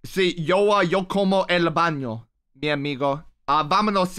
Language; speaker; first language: Spanish; non-native, learner; English